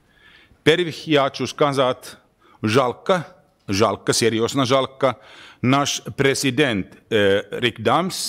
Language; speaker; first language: Russian; non-native, learner; Finnish